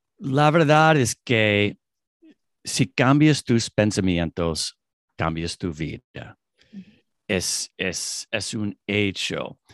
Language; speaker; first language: Spanish; non-native, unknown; English